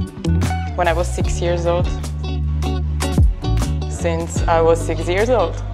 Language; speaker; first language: English; non-native, learner; Czech